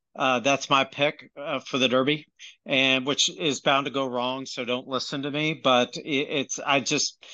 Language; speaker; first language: English; native; English